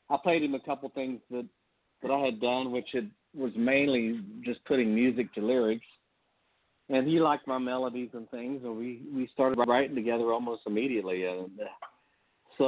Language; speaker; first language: English; native; English